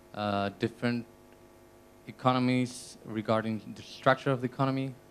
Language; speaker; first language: English; non-native, fluent; Spanish